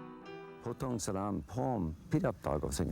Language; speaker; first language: Korean; non-native, learner; English